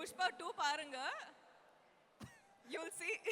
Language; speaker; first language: Tamil; non-native, local second language; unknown